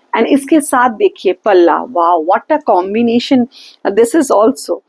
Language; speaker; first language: Hindi; non-native, local second language; Bangla